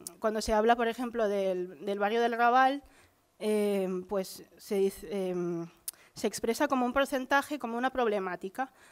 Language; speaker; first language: Spanish; early bilingual, other home language; Filipino